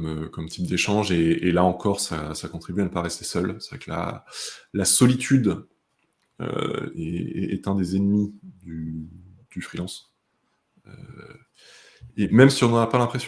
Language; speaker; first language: French; native; French